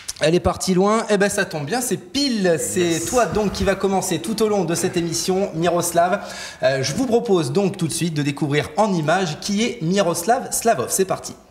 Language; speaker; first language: French; native; French